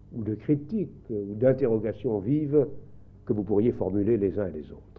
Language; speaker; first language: French; native; French